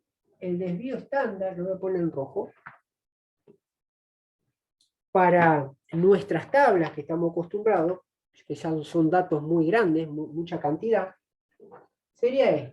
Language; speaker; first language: Spanish; native; Spanish